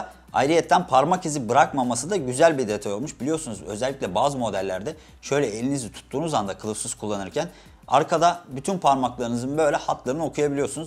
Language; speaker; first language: Turkish; native; Turkish